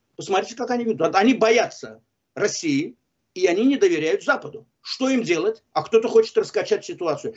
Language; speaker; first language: Russian; non-native, local second language; Azerbaijani